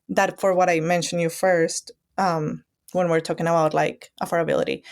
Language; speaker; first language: English; non-native, fluent; Spanish